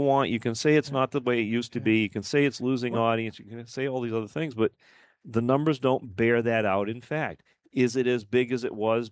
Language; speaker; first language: English; native; English